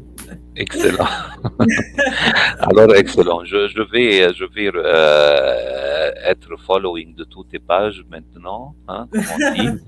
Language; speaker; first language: French; non-native, fluent; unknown